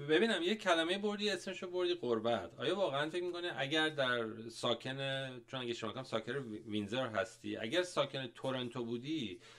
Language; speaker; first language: Persian; native; Persian